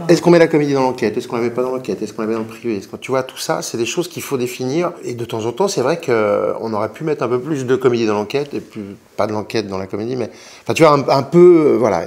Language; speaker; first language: French; native; French